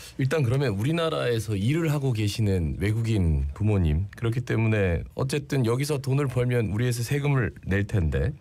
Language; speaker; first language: Korean; native; Korean